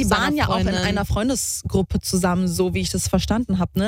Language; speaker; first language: German; native; German